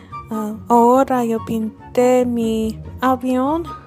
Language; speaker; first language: Spanish; non-native, learner; English